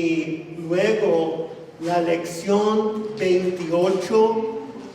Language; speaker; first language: Spanish; non-native, fluent; English